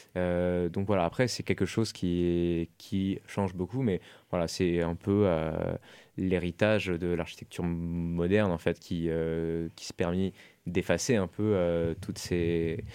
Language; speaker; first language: French; non-native, fluent; German